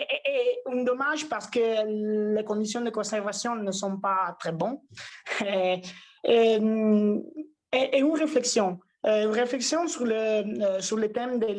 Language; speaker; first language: French; non-native, fluent; Italian